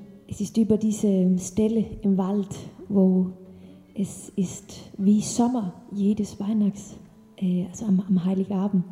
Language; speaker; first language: German; non-native, learner; Danish